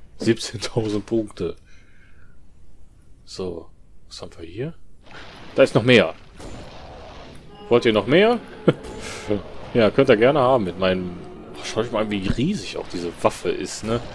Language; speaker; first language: German; native; German